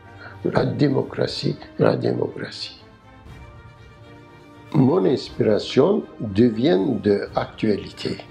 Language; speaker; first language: French; non-native, learner; Turkish